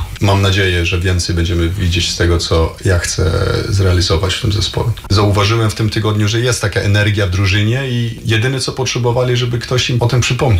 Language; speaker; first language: Polish; non-native, fluent; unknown